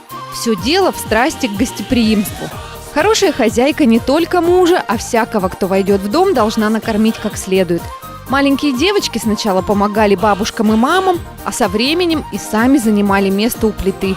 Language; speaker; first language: Russian; native; Russian